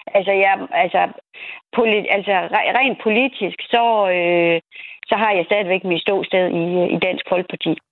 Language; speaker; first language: Danish; native; Danish